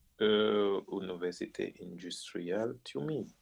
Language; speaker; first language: Russian; non-native, learner; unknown